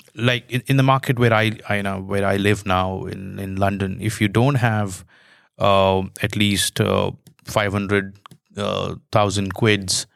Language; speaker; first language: English; non-native, local second language; Hindi